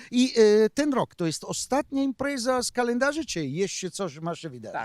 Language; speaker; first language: Polish; non-native, learner; Italian